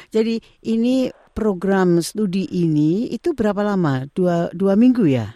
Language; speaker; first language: Indonesian; native; Indonesian